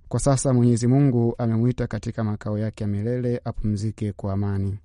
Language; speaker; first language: Swahili; native; Swahili